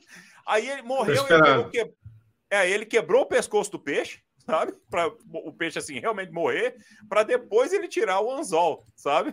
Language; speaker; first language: Portuguese; native; Portuguese